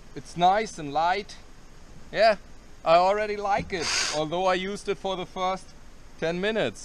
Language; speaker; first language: English; non-native, learner; German